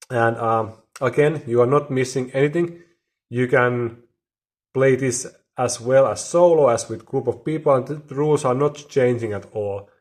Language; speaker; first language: English; non-native, fluent; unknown